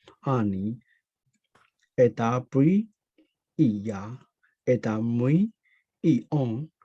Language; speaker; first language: Russian; non-native, learner; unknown